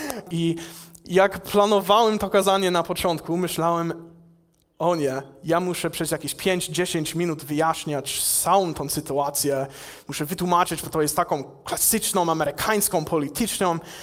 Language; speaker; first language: Polish; non-native, fluent; English